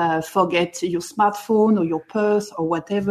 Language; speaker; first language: English; non-native, fluent; French